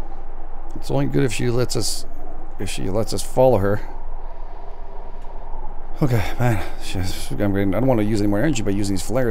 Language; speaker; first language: English; native; English